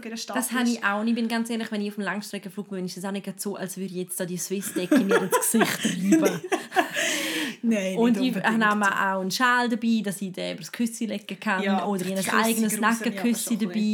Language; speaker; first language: German; native; German